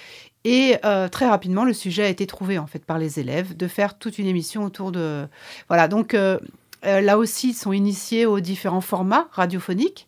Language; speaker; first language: French; native; French